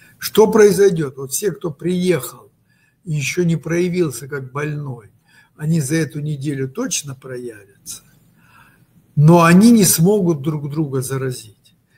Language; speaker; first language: Russian; native; Russian